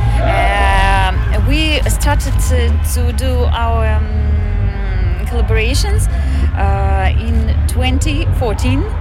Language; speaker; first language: English; non-native, fluent; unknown